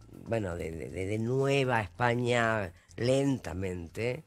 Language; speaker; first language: Spanish; native; Spanish